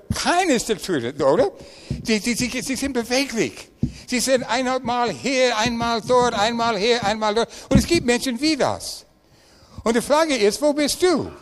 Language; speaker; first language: German; non-native, learner; English